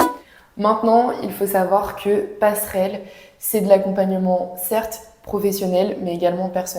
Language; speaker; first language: French; native; French